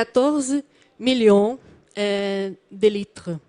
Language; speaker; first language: French; non-native, learner; Portuguese